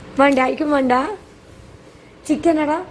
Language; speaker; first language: Malayalam; native; Malayalam